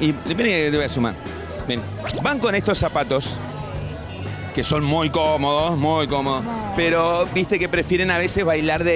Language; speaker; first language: Spanish; native; Spanish